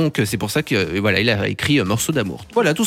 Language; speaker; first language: French; native; French